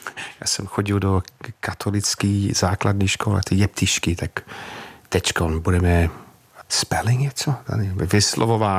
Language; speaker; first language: Czech; non-native, fluent; English